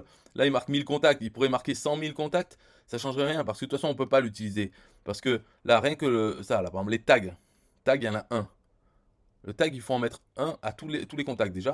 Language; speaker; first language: French; native; French